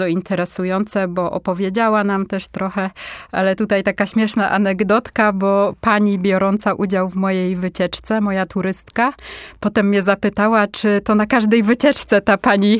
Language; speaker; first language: Polish; native; Polish